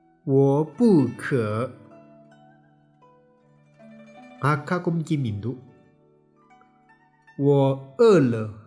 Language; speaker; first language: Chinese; non-native, fluent; Tibetan